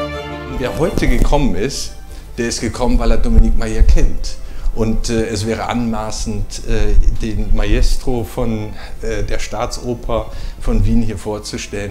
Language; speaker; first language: German; native; German